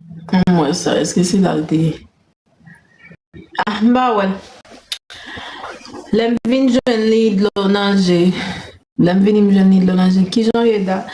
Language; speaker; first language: French; non-native, learner; Haitian Creole